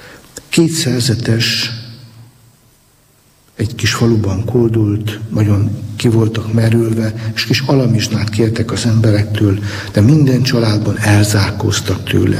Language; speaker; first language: Hungarian; native; Hungarian